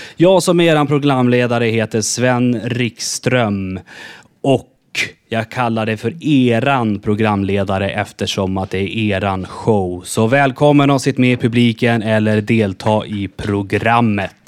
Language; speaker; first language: Swedish; native; Swedish